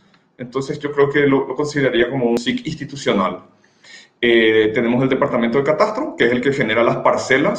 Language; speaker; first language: Spanish; native; Spanish